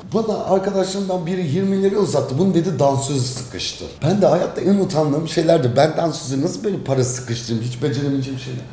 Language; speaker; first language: Turkish; native; Turkish